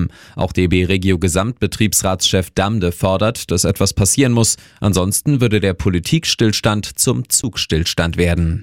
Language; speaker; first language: German; native; German